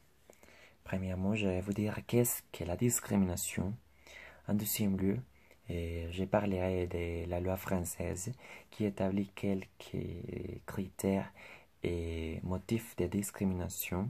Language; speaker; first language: French; non-native, learner; Spanish